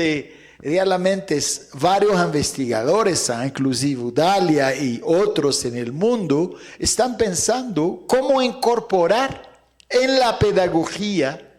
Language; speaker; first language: Spanish; non-native, fluent; Arabic